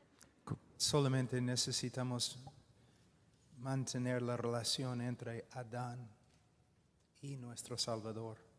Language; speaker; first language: Spanish; non-native, fluent; English